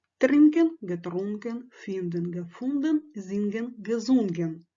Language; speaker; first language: German; non-native, fluent; Ukrainian